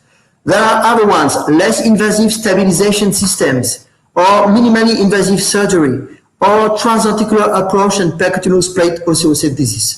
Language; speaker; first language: English; non-native, fluent; French